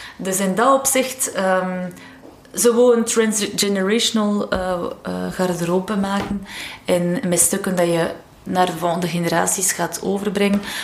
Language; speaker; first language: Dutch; non-native, local second language; French